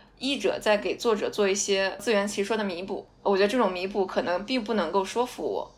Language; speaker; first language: Chinese; non-native, local second language; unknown